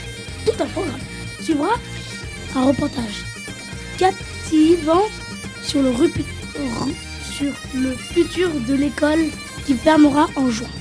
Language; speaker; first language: French; native; French